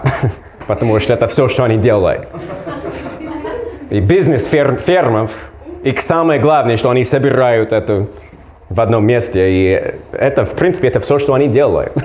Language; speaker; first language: Russian; non-native, learner; English